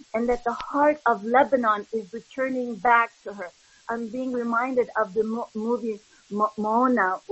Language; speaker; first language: English; early bilingual, other home language; Arabic